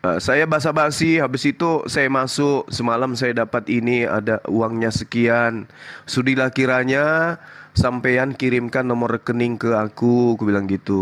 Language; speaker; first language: Indonesian; native; Indonesian